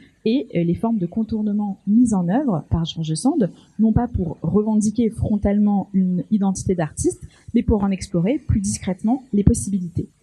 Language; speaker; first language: French; native; French